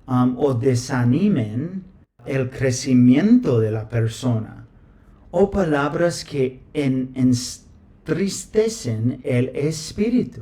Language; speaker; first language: Spanish; non-native, fluent; English